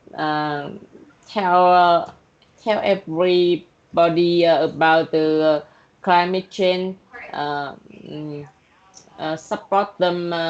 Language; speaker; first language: English; non-native, learner; Vietnamese